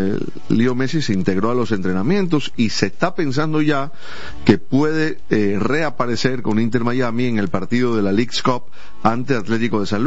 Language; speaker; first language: Spanish; native; Spanish